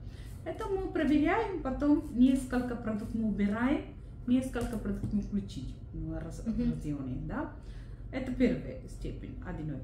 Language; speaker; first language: Russian; non-native, learner; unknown